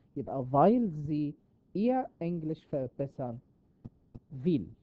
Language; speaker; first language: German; non-native, fluent; Arabic